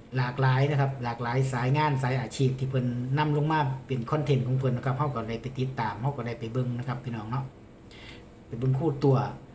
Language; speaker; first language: Thai; native; Thai